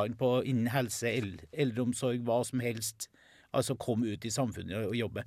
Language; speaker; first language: Norwegian; native; Norwegian